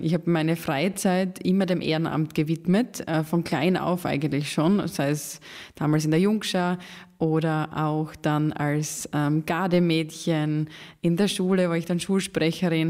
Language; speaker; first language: German; native; German